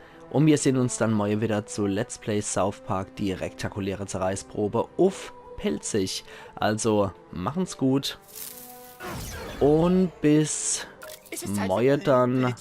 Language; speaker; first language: German; native; German